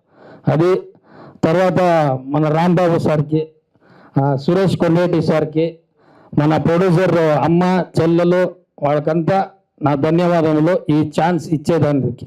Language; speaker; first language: Telugu; non-native, local second language; Kannada